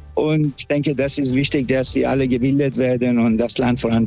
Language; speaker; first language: German; non-native, fluent; Persian